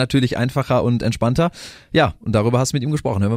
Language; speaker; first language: German; native; German